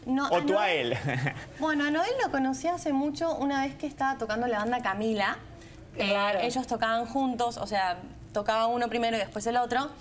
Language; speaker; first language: Spanish; native; Spanish